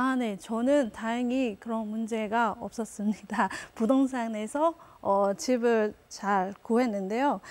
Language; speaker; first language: Korean; non-native, fluent; Burmese